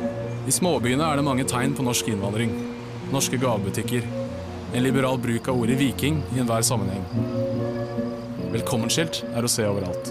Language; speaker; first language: Norwegian; native; Norwegian